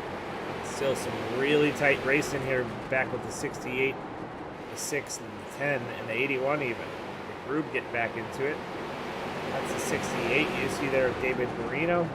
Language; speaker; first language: English; native; English